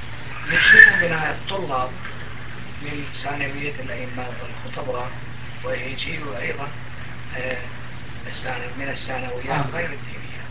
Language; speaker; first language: Arabic; non-native, local second language; Turkish